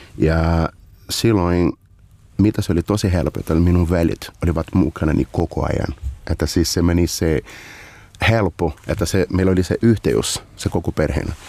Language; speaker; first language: Finnish; non-native, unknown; Portuguese